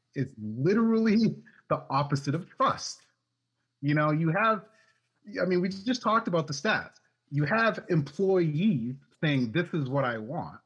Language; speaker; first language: English; native; English